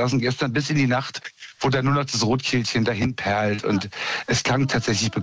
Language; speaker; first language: German; native; German